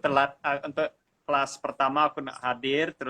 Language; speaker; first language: Indonesian; non-native, fluent; English